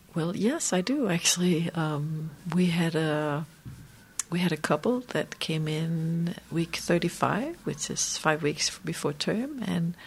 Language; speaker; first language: English; non-native, fluent; Danish